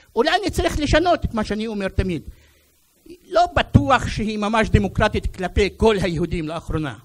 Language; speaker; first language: Hebrew; non-native, local second language; Arabic